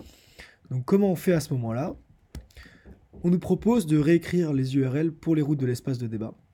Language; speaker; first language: French; native; French